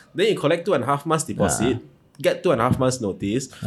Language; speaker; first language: English; non-native, local second language; Cantonese